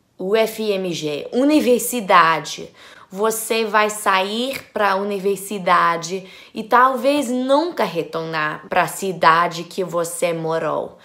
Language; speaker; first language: Portuguese; non-native, learner; English